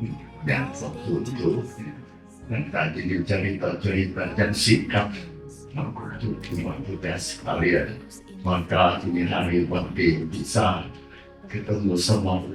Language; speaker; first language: Indonesian; non-native, learner; Thai